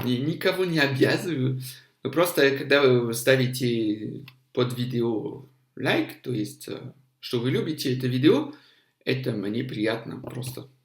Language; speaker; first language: Russian; non-native, fluent; French